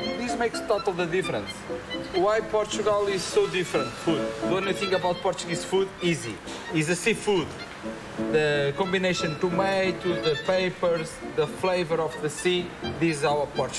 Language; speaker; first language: English; non-native, learner; Portuguese